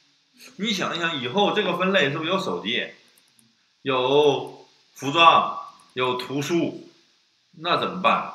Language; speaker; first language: Chinese; native; Chinese